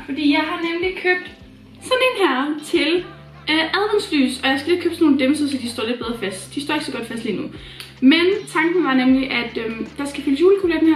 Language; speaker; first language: Danish; native; Danish